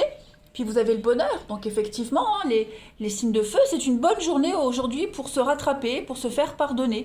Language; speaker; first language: French; native; French